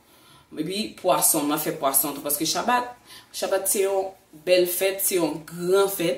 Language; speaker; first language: French; non-native, learner; Haitian Creole